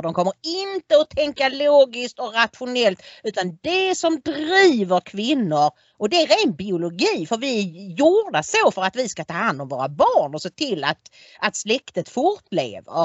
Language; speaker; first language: Swedish; native; Swedish